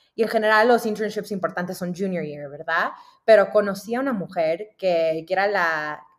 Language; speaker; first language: Spanish; early bilingual, heritage; Spanish